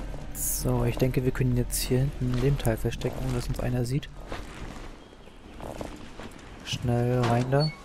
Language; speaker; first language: German; native; German